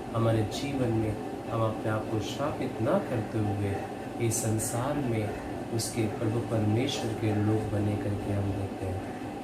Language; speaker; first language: Hindi; non-native, local second language; Kannada